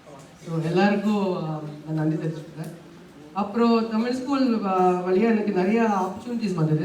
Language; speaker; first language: Tamil; early bilingual, heritage; Tamil